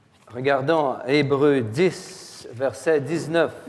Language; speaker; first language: French; native; French